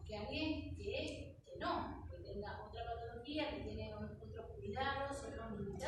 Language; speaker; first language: Spanish; native; Spanish